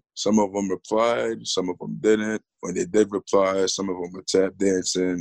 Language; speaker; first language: English; native; English